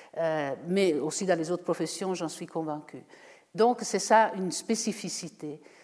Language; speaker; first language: French; non-native, fluent; Italian